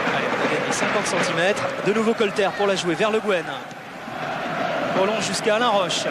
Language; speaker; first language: French; native; French